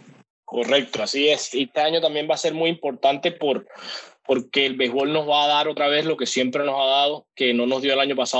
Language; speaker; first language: Spanish; native; Spanish